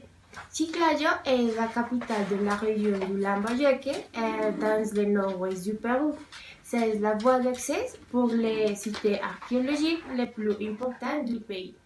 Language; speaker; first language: French; non-native, learner; Spanish